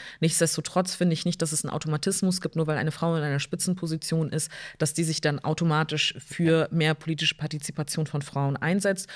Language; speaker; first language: German; early bilingual, other home language; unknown